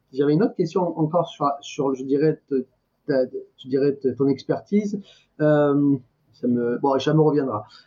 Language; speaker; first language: French; non-native, fluent; Persian